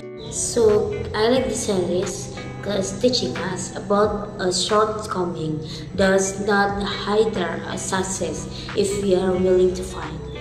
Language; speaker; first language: English; non-native, learner; Indonesian